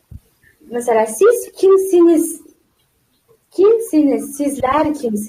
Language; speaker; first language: Turkish; non-native, fluent; Uzbek